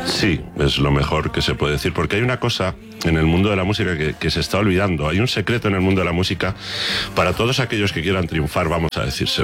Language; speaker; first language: Spanish; native; Spanish